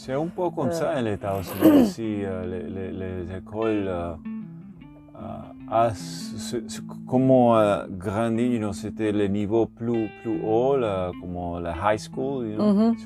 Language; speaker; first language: French; non-native, learner; Spanish